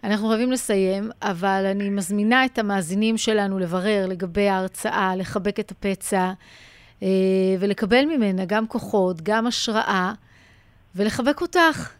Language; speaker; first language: Hebrew; native; Hebrew